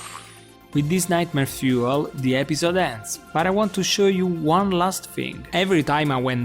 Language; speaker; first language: English; non-native, fluent; Italian